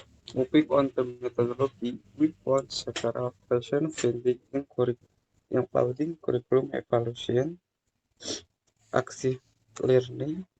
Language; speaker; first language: English; non-native, learner; Indonesian